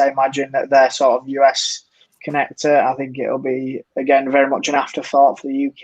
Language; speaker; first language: English; native; English